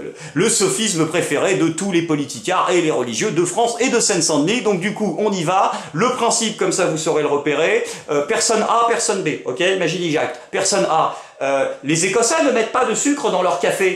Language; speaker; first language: French; native; French